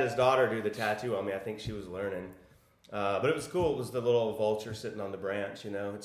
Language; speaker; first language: English; native; English